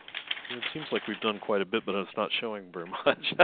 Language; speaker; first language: English; native; English